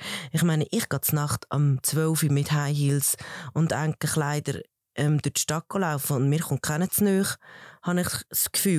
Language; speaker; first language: German; early bilingual, other home language; Spanish